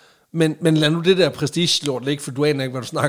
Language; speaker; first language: Danish; native; Danish